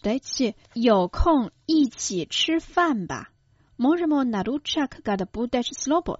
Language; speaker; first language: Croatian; non-native, fluent; Chinese